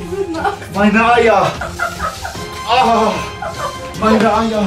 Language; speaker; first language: German; native; German